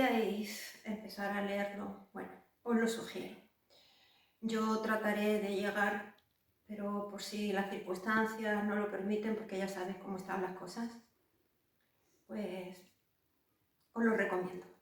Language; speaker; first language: Spanish; native; Spanish